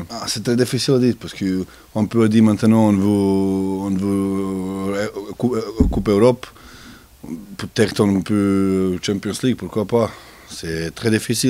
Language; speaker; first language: French; non-native, learner; Serbian